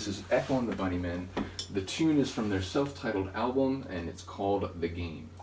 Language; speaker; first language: English; native; English